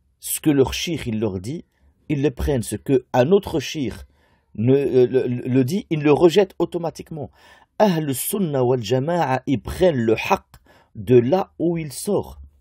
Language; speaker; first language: French; native; French